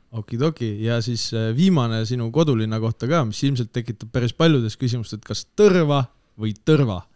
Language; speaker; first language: Estonian; native; Estonian